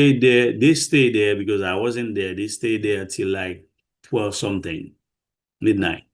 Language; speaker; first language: English; non-native, fluent; Haitian Creole